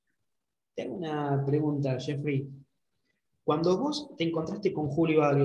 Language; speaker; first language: Spanish; native; Spanish